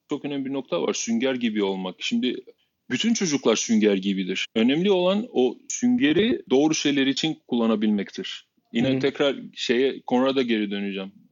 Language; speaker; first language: Turkish; non-native, fluent; Albanian